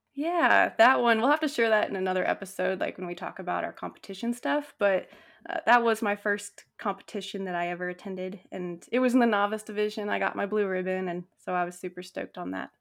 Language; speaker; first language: English; native; English